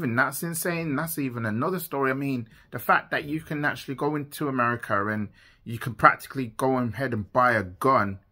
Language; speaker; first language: English; native; English